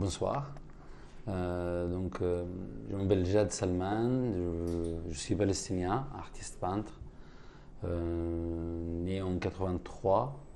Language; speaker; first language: French; non-native, fluent; Arabic